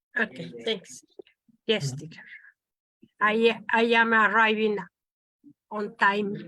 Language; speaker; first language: English; non-native, learner; Spanish